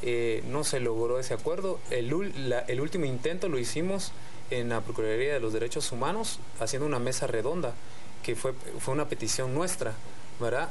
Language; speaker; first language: Spanish; native; Spanish